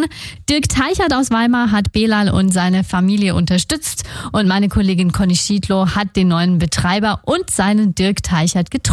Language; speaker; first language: German; native; German